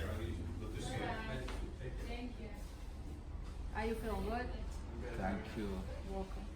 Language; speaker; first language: English; non-native, learner; Russian